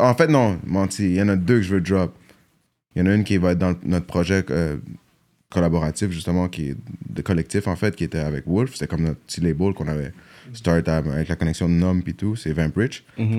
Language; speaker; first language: French; native; French